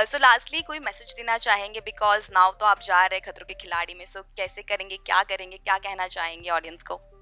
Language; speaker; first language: Hindi; native; Hindi